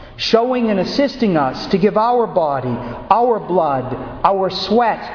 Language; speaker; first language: English; native; English